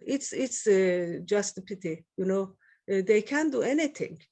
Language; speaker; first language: English; non-native, learner; Persian